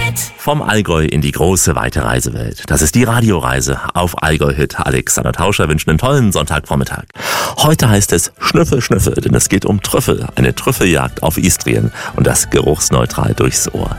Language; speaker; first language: German; native; German